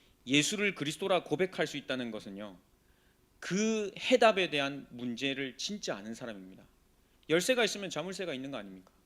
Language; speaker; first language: Korean; native; Korean